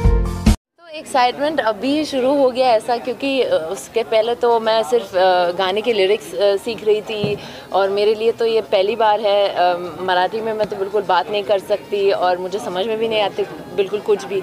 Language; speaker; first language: Hindi; non-native, fluent; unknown